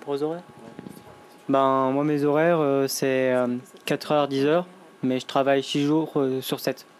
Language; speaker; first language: French; native; French